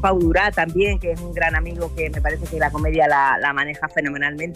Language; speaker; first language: Spanish; native; Spanish